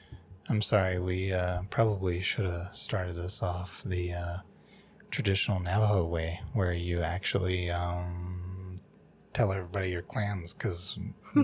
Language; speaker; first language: English; native; English